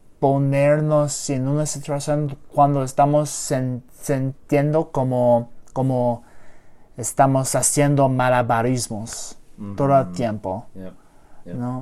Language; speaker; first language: Spanish; non-native, learner; English